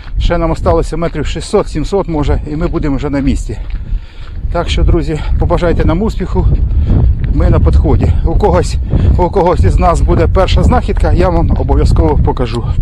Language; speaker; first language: Ukrainian; non-native, local second language; Russian